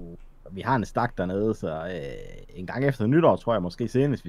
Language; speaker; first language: Danish; native; Danish